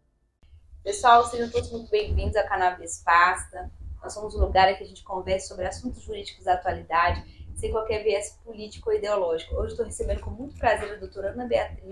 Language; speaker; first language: Portuguese; native; Portuguese